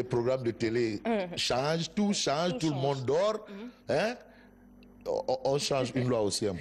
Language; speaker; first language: French; non-native, local second language; Wolof